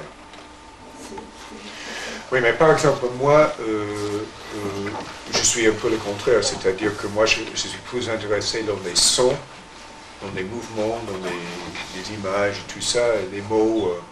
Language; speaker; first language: French; non-native, fluent; English